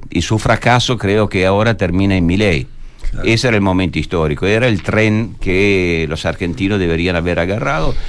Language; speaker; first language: Spanish; non-native, fluent; Italian